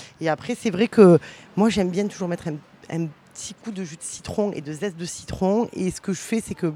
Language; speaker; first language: French; native; French